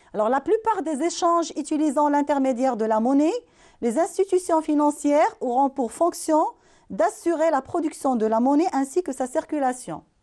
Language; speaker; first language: French; non-native, local second language; Arabic